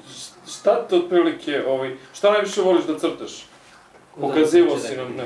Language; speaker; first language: Serbian; native; Serbian